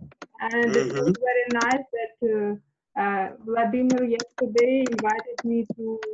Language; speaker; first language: English; non-native, learner; Russian